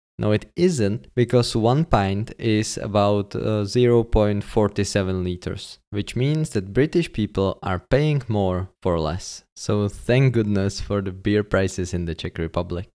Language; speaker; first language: English; non-native, fluent; Czech